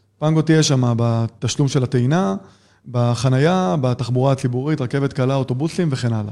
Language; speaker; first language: Hebrew; native; Hebrew